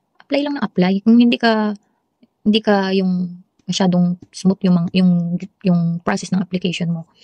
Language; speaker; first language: Filipino; native; Filipino